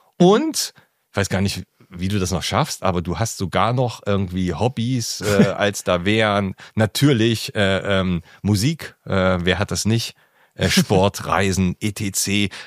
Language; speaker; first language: German; native; German